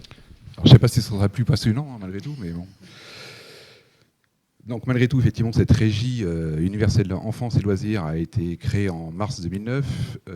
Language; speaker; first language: French; native; French